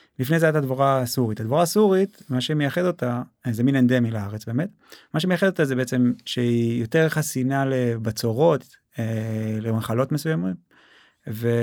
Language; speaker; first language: Hebrew; native; Hebrew